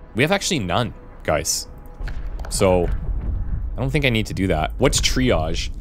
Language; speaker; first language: English; native; English